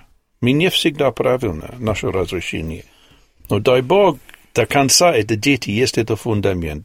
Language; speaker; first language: Russian; non-native, learner; English